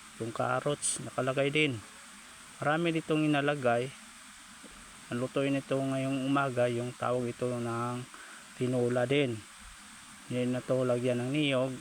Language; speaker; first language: Filipino; non-native, local second language; Cebuano